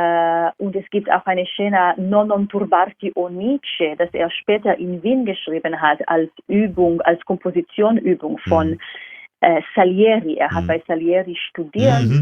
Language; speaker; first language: German; non-native, fluent; Hebrew